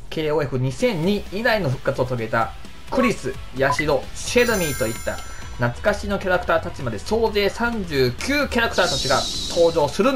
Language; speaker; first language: Japanese; native; Japanese